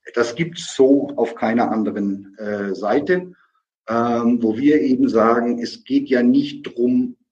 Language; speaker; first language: German; native; German